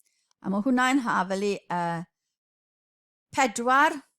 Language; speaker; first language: Welsh; native; Welsh